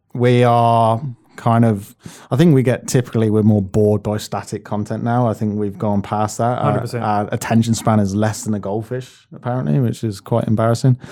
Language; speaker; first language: English; native; English